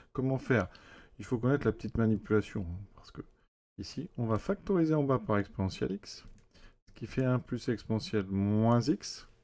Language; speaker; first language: French; native; French